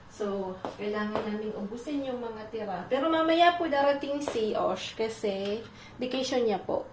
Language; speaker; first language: Filipino; non-native, local second language; Bikol